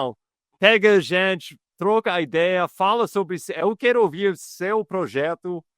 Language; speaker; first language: Portuguese; non-native, fluent; English